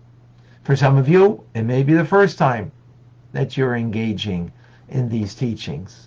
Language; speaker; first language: English; native; English